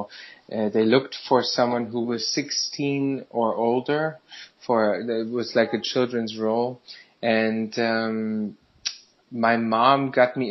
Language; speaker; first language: English; non-native, fluent; German